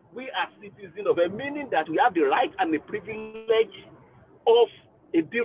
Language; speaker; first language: English; non-native, local second language; Yoruba